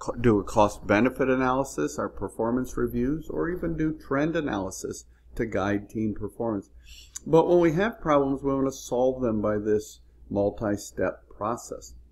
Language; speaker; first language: English; native; English